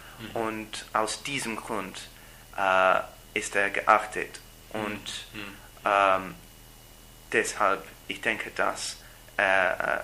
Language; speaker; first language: German; non-native, learner; English